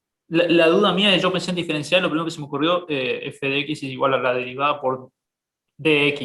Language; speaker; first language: Spanish; native; Spanish